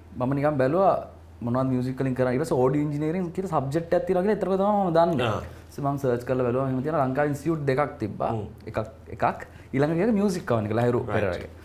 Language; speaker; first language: Sinhala; native; Sinhala